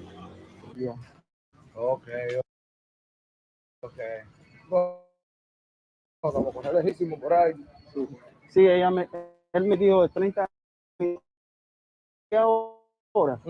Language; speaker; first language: Spanish; non-native, learner; English